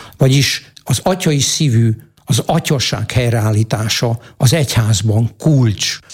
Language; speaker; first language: Hungarian; native; Hungarian